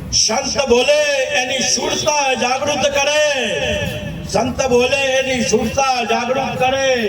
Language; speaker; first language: Hindi; non-native, local second language; Gujarati